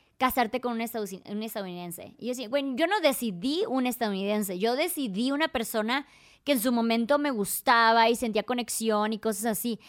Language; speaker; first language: Spanish; native; Spanish